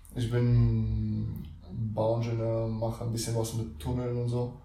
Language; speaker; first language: German; early bilingual, other home language; Russian